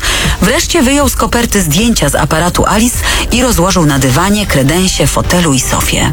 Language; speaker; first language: Polish; native; Polish